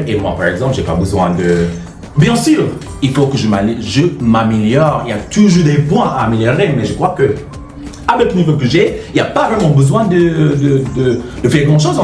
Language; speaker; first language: French; non-native, fluent; English